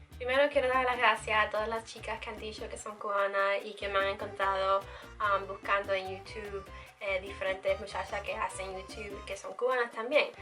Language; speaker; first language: Spanish; early bilingual, heritage; Spanish